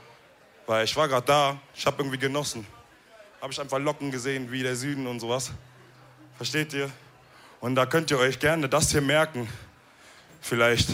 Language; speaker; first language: German; early bilingual, other home language; Wolof